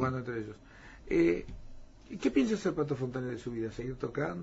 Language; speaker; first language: Spanish; native; Spanish